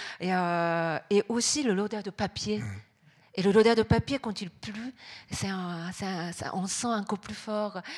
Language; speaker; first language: French; non-native, fluent; Japanese